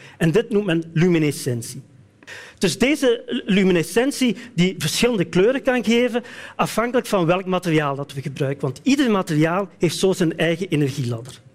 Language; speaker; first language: Dutch; native; Dutch